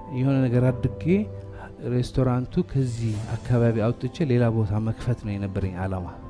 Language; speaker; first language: Amharic; early bilingual, heritage; Amharic